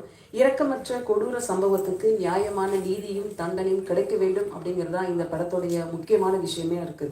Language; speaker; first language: Tamil; native; Tamil